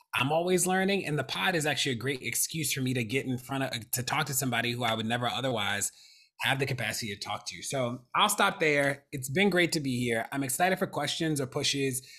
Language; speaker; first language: English; native; English